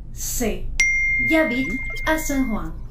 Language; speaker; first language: French; non-native, learner; Spanish